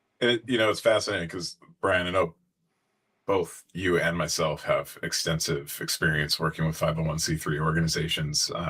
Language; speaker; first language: English; native; English